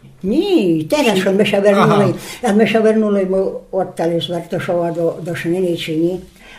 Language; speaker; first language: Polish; non-native, local second language; Rusyn